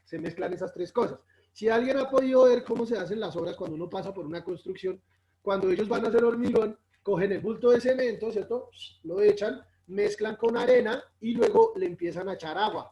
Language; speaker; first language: Spanish; native; Spanish